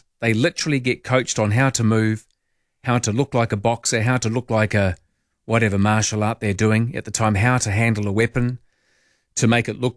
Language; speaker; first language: English; native; English